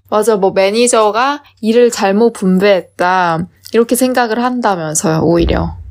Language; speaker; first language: Korean; native; Korean